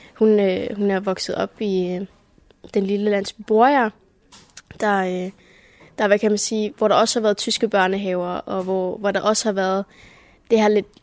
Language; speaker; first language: Danish; early bilingual, heritage; Danish